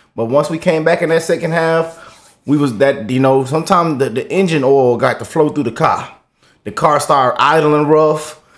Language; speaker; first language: English; native; English